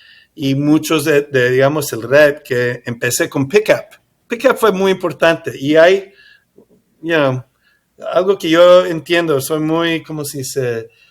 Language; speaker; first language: Spanish; early bilingual, heritage; English